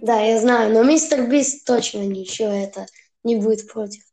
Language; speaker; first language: Russian; early bilingual, heritage; Russian